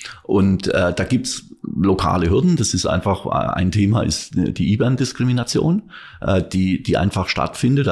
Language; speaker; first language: German; native; German